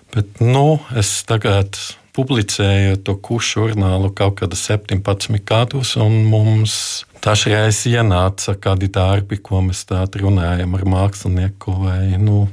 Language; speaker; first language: Latvian; non-native, fluent; German